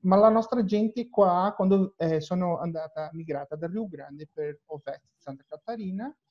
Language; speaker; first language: Italian; non-native, learner; Portuguese